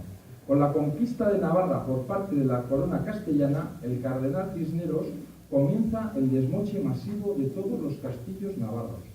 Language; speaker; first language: Spanish; native; Spanish